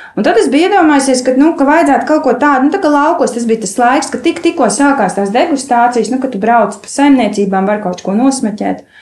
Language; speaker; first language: Latvian; native; Latvian